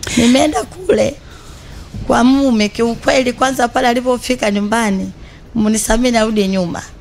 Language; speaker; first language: Swahili; native; Swahili